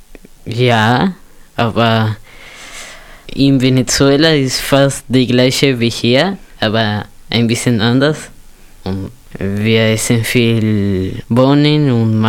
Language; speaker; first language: German; early bilingual, other home language; Spanish